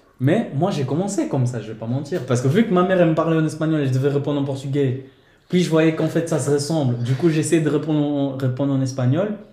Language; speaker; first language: French; early bilingual, other home language; Portuguese